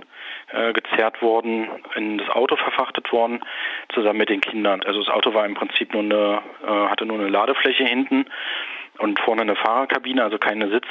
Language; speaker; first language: German; native; German